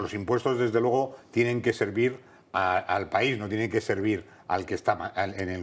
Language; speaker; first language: Spanish; native; Spanish